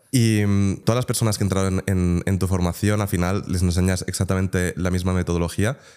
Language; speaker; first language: Spanish; native; Spanish